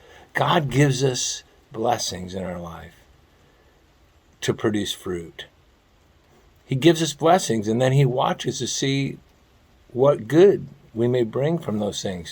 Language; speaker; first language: English; native; English